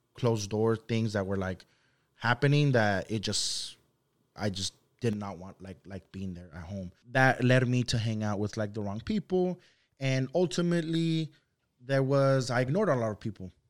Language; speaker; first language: English; early bilingual, other home language; Spanish